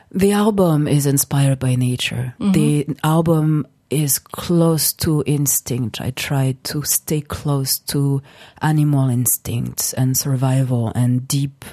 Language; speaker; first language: English; non-native, fluent; French